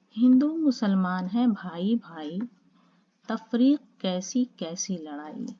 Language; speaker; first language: Urdu; native; Urdu